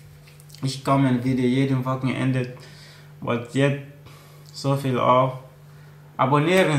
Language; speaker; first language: German; non-native, learner; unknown